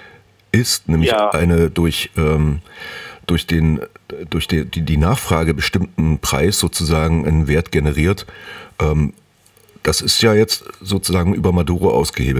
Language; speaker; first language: German; native; German